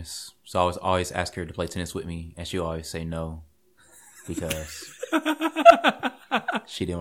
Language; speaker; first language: English; native; English